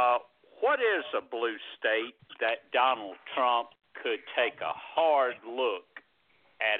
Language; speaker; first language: English; native; English